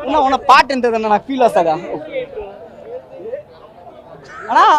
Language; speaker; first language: Telugu; native; Telugu